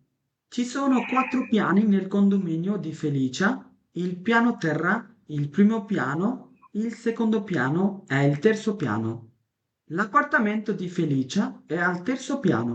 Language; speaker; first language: Italian; non-native, fluent; Bangla